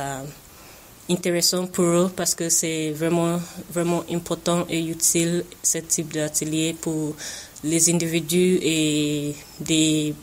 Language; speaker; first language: French; non-native, fluent; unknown